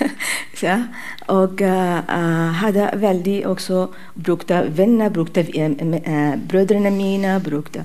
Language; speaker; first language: Norwegian; non-native, fluent; Arabic